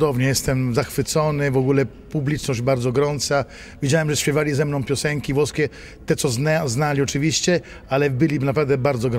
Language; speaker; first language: Polish; non-native, fluent; Italian